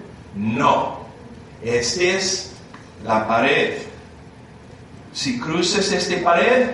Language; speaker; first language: Spanish; non-native, learner; English